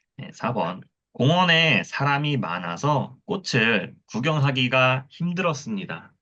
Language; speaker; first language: Korean; non-native, fluent; Thai